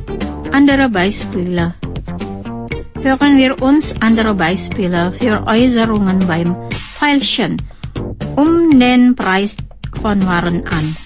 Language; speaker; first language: German; non-native, fluent; Indonesian